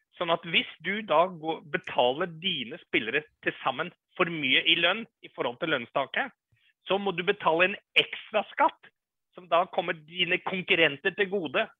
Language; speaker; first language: Norwegian; early bilingual, other home language; English